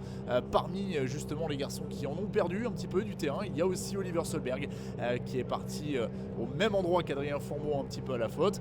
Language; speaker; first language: French; native; French